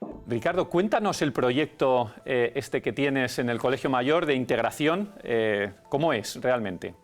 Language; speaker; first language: Spanish; native; Spanish